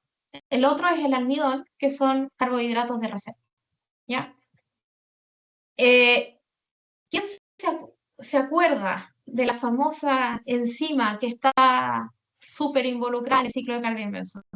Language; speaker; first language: Spanish; native; Spanish